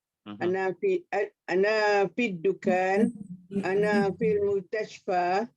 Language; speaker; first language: Arabic; non-native, learner; Malay